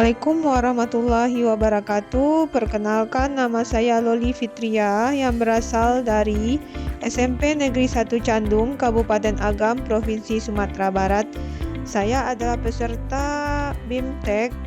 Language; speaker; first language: Indonesian; native; Indonesian